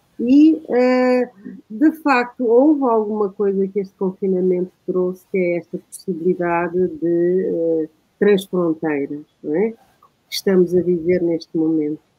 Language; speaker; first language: Portuguese; native; Portuguese